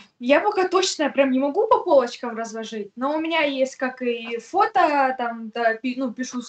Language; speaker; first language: Russian; native; Russian